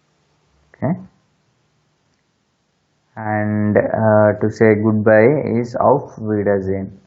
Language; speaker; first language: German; non-native, fluent; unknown